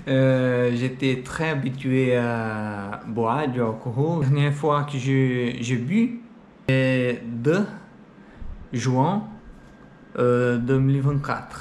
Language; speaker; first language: French; non-native, learner; Portuguese